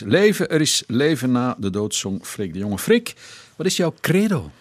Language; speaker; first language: Dutch; native; Dutch